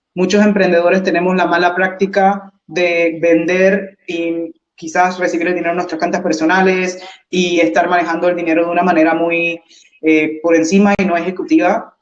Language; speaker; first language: Spanish; early bilingual, heritage; English